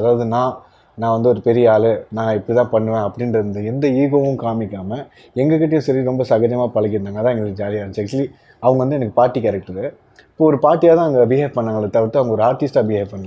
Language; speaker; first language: Tamil; native; Tamil